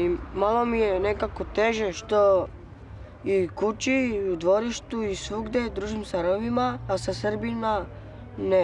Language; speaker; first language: Serbian; non-native, local second language; Romany